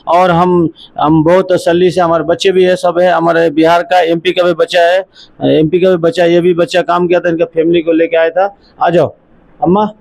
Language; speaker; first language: Hindi; native; Hindi